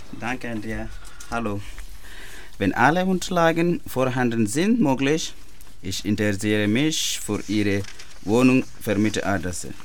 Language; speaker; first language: German; non-native, learner; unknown